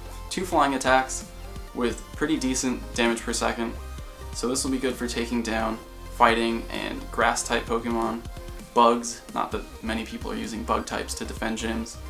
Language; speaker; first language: English; native; English